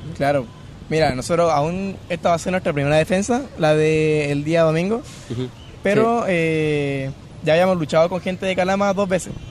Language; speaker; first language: Spanish; native; Spanish